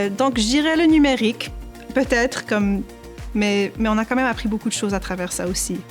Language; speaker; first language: French; native; French